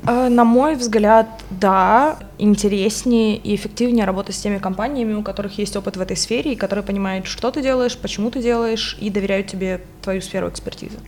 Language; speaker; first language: Russian; non-native, local second language; Ukrainian